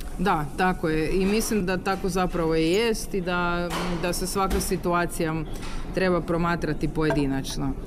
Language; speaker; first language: Serbian; native; Serbian